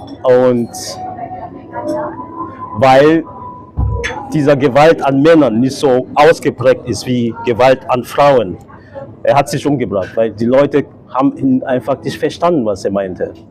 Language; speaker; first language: German; non-native, fluent; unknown